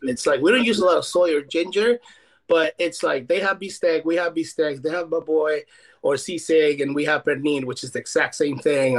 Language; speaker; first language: English; non-native, fluent; Spanish